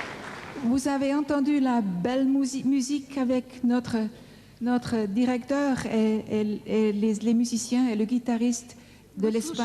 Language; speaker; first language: French; non-native, fluent; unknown